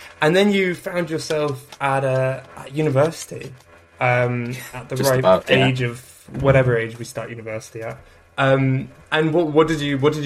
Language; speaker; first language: English; native; English